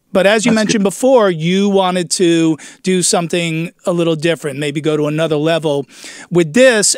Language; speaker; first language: English; native; English